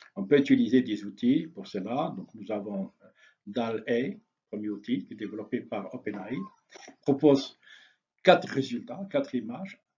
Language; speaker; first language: French; non-native, local second language; Arabic